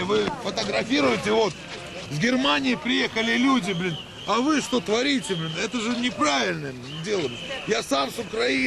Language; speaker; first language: Russian; native; Russian